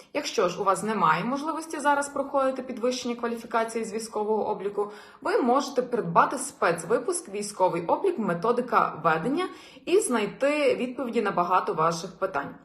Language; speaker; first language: Ukrainian; native; Ukrainian